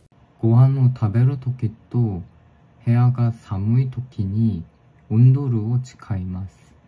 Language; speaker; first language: Japanese; non-native, learner; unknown